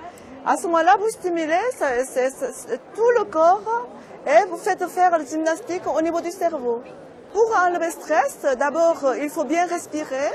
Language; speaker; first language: French; non-native, fluent; Korean